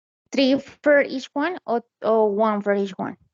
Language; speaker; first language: English; non-native, learner; Spanish